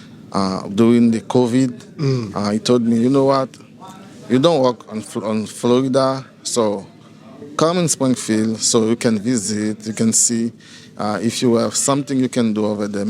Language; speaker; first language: English; non-native, learner; Haitian Creole